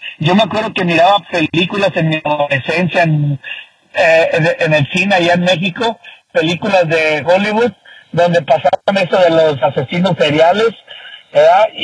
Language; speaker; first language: Spanish; native; Spanish